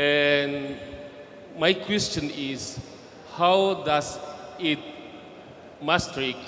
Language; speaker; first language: English; non-native, fluent; Indonesian